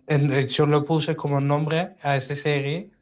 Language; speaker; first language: Spanish; non-native, fluent; Dutch